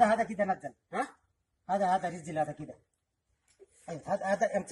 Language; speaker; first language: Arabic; non-native, learner; Hindi